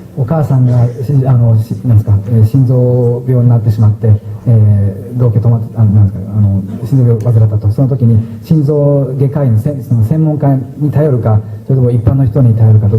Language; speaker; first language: Japanese; native; Japanese